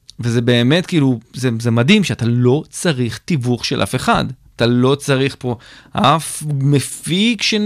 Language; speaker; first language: Hebrew; native; Hebrew